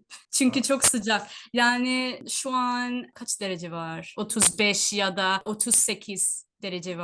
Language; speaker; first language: Turkish; non-native, fluent; Telugu